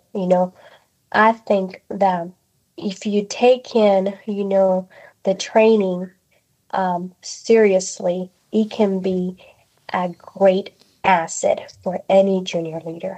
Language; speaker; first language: English; non-native, fluent; Spanish